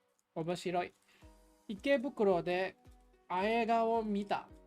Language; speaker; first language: Japanese; non-native, learner; English